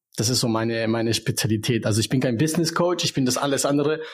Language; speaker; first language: German; early bilingual, other home language; Spanish